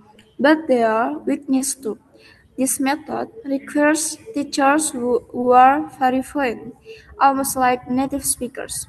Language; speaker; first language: English; non-native, learner; Indonesian